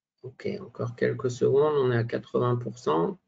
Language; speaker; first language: French; native; French